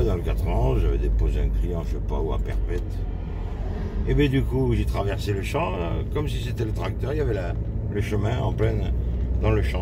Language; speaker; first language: French; native; French